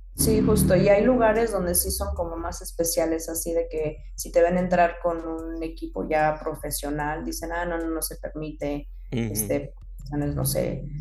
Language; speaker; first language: Spanish; early bilingual, heritage; Spanish